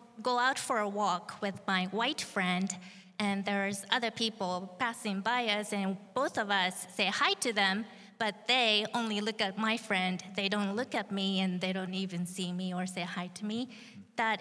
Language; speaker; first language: English; non-native, fluent; Japanese